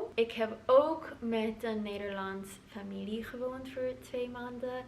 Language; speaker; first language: Dutch; non-native, learner; English